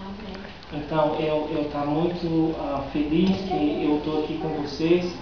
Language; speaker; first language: Portuguese; non-native, fluent; English